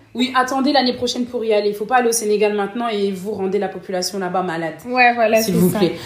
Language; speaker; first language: French; native; French